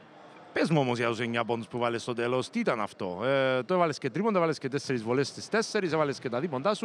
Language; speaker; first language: Greek; native; Greek